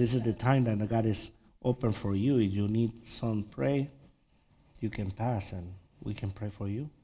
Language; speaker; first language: English; non-native, learner; Spanish